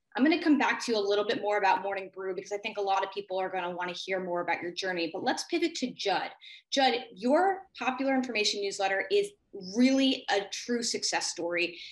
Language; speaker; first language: English; native; English